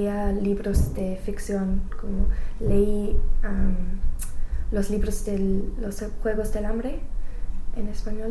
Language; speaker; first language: Spanish; non-native, learner; English